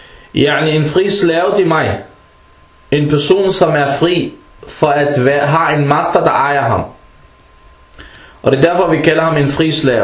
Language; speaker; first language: Danish; early bilingual, other home language; Arabic